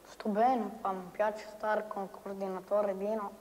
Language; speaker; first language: Italian; non-native, learner; Serbian